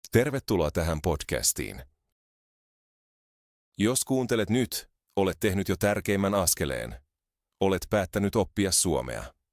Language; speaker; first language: Finnish; non-native, fluent; Spanish